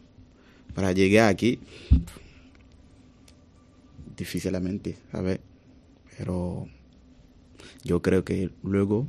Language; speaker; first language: Spanish; non-native, learner; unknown